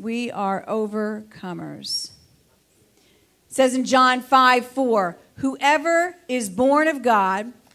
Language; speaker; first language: English; native; English